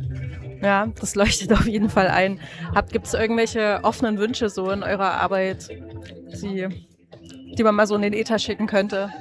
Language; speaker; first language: German; native; German